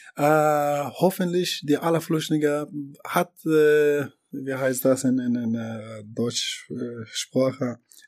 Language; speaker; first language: German; non-native, learner; Persian